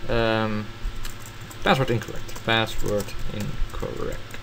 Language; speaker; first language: English; non-native, fluent; Dutch